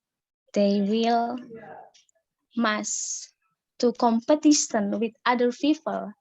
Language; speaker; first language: English; non-native, learner; Indonesian